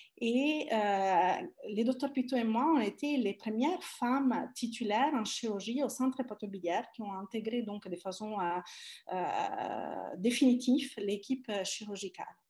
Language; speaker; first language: French; non-native, fluent; Italian